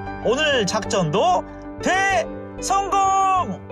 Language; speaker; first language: Korean; native; Korean